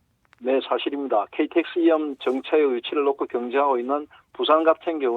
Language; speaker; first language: Korean; native; Korean